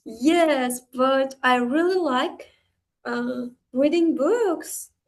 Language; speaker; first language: English; non-native, learner; Uzbek